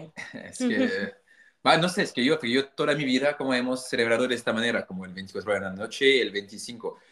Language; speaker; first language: Spanish; non-native, fluent; French